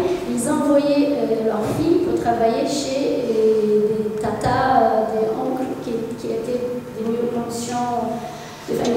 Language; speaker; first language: French; non-native, fluent; Portuguese